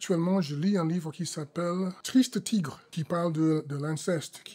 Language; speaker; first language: French; non-native, fluent; English